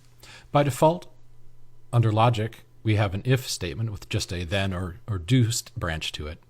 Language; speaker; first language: English; native; English